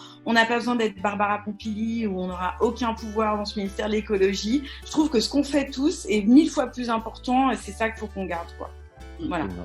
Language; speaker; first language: French; native; French